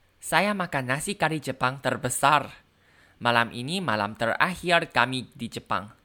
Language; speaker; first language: Indonesian; non-native, learner; Thai